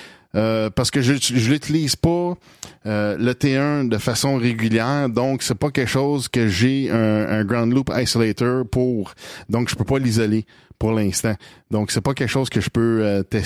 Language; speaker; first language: French; native; French